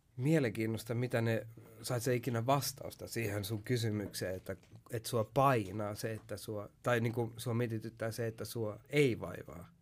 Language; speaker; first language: Finnish; early bilingual, heritage; Finnish